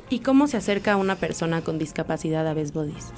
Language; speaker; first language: Spanish; native; Spanish